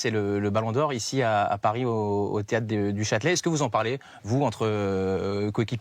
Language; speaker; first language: French; native; French